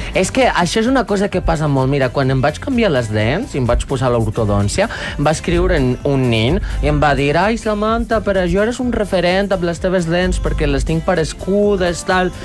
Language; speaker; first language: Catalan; non-native, local second language; Spanish